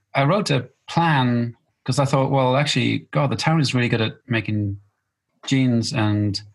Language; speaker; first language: English; native; English